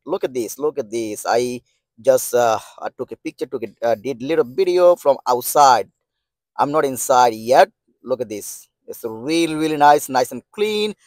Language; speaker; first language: English; non-native, local second language; Bangla